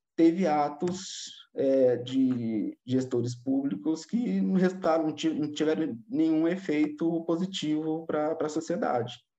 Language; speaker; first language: Portuguese; native; Portuguese